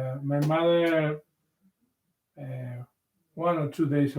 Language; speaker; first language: English; non-native, learner; Spanish